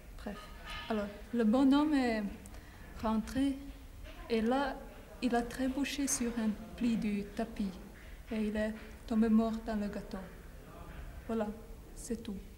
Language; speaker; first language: French; non-native, learner; Finnish